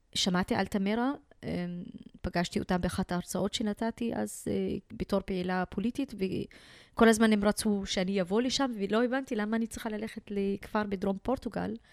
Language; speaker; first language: Hebrew; non-native, local second language; Arabic